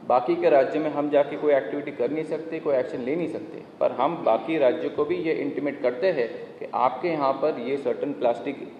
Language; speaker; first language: Hindi; non-native, local second language; Marathi